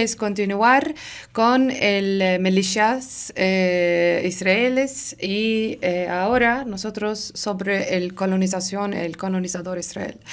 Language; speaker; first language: Spanish; non-native, learner; Arabic